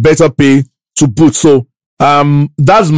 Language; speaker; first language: English; non-native, local second language; Yoruba